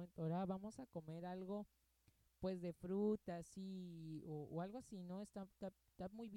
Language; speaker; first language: Spanish; native; Spanish